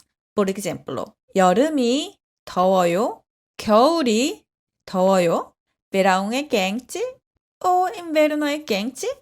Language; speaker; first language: Portuguese; non-native, fluent; Korean